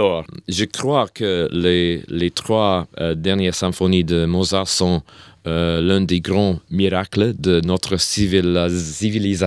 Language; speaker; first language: French; non-native, learner; English